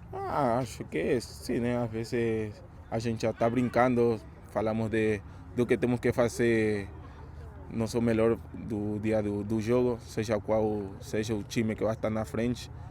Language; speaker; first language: Portuguese; non-native, fluent; Spanish